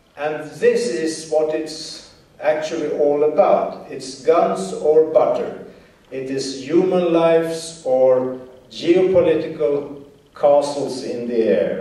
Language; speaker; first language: English; non-native, fluent; Swedish